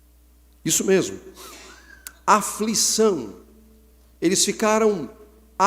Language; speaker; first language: Portuguese; native; Portuguese